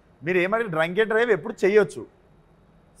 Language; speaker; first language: Telugu; native; Telugu